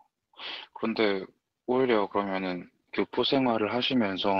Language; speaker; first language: Korean; native; Korean